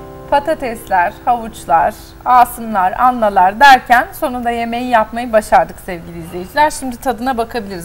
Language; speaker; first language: Turkish; native; Turkish